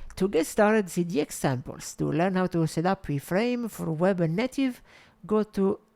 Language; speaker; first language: English; non-native, fluent; Italian